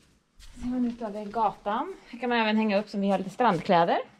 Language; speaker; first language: Swedish; native; Swedish